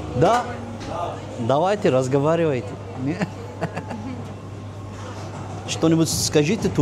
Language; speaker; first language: Russian; non-native, learner; Turkish